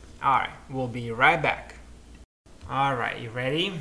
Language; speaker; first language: English; non-native, fluent; Lithuanian